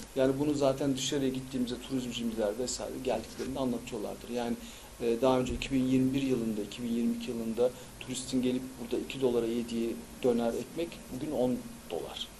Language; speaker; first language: Turkish; early bilingual, heritage; Turkish